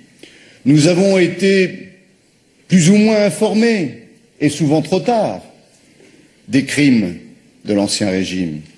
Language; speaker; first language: French; native; French